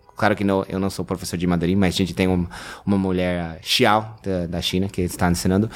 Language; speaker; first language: Portuguese; non-native, fluent; English